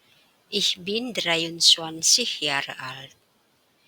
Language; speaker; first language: German; non-native, fluent; Indonesian